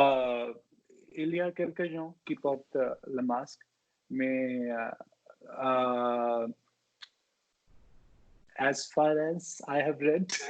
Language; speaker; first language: French; non-native, learner; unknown